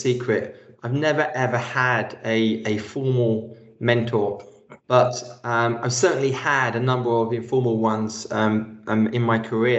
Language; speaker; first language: English; native; English